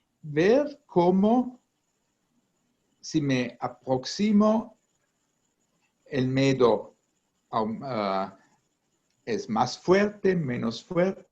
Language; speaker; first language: Spanish; non-native, fluent; Italian